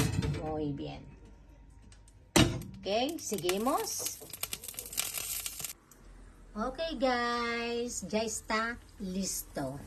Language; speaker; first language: Spanish; non-native, fluent; Filipino